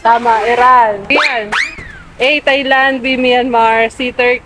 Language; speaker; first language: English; non-native, local second language; Filipino